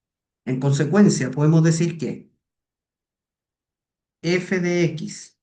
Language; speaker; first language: Spanish; native; Spanish